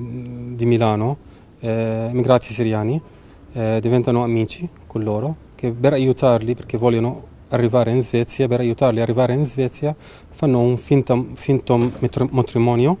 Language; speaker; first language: Italian; non-native, learner; Arabic